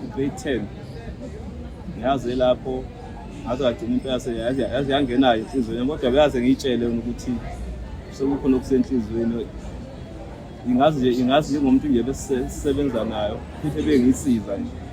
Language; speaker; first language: Zulu; native; Zulu